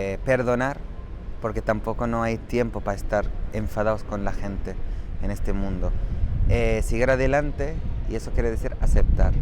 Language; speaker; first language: Spanish; non-native, fluent; Arabic